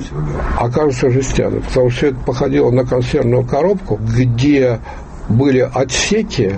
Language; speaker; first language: Russian; native; Russian